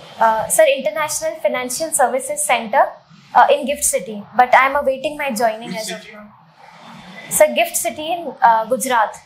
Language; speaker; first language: English; non-native, local second language; Hindi